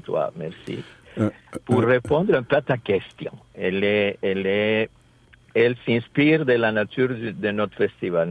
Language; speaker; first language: French; non-native, fluent; Spanish